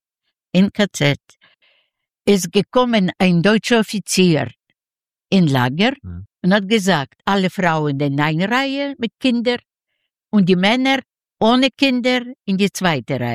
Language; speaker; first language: German; non-native, fluent; Yiddish